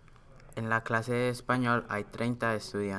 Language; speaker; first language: Spanish; non-native, learner; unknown